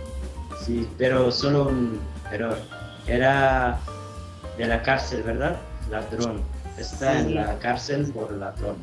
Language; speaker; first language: Spanish; non-native, learner; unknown